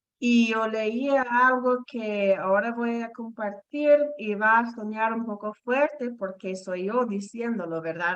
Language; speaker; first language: Spanish; non-native, fluent; English